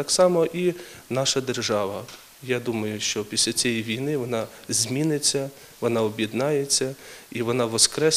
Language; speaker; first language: Ukrainian; native; Ukrainian